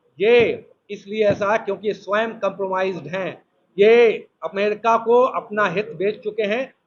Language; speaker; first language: Hindi; native; Hindi